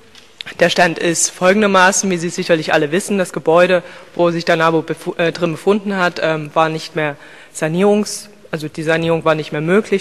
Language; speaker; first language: German; native; German